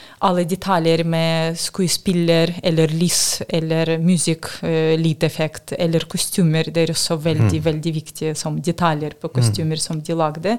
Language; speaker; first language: Norwegian; non-native, learner; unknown